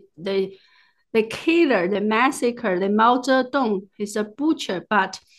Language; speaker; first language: English; non-native, fluent; Chinese